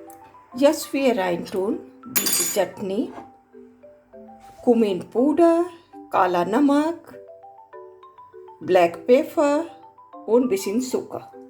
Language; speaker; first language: German; non-native, learner; Hindi